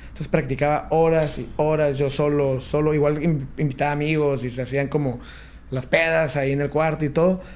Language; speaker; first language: Spanish; native; Spanish